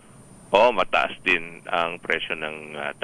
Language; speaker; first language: Filipino; native; Filipino